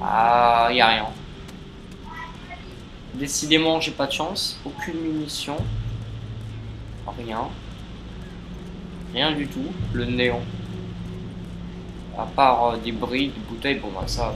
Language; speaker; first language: French; native; French